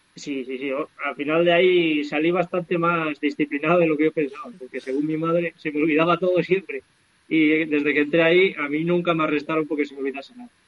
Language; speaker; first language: Spanish; native; Spanish